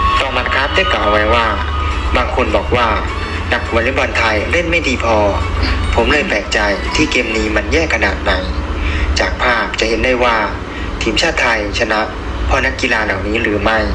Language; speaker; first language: Thai; native; Thai